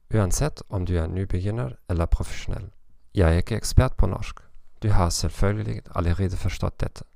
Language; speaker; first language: Norwegian; non-native, fluent; German